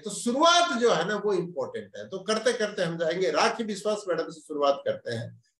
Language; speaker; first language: Hindi; native; Hindi